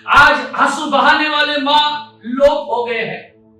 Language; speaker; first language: Hindi; non-native, local second language; Marathi